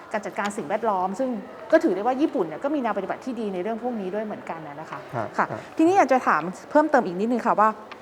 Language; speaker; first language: Thai; native; Thai